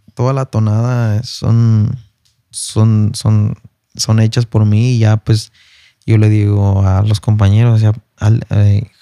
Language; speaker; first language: Spanish; early bilingual, heritage; Spanish